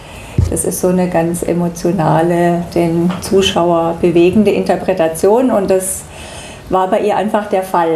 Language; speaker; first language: German; native; German